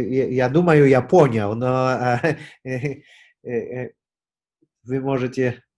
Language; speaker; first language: Russian; non-native, learner; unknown